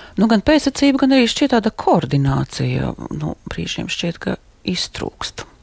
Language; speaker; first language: Latvian; native; Latvian